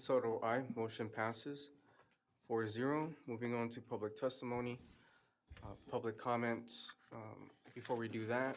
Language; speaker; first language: English; native; English